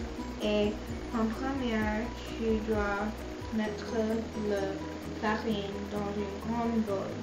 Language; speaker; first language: French; non-native, learner; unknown